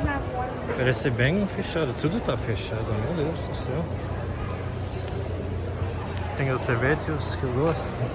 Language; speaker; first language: Portuguese; non-native, fluent; English